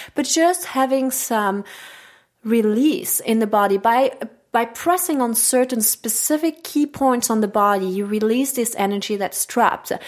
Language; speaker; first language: English; non-native, fluent; French